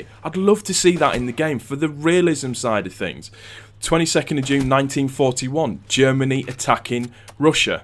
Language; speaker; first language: English; native; English